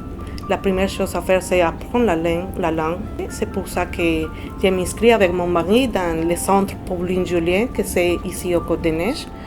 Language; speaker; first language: French; non-native, learner; Spanish